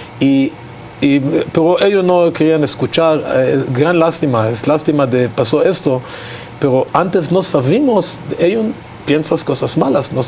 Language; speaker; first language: Spanish; non-native, learner; Hebrew